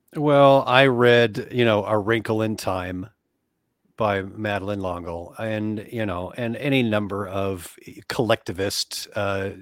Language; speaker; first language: English; native; English